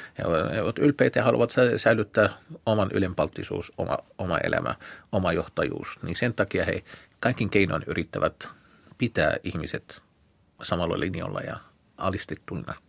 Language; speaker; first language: Finnish; non-native, fluent; Arabic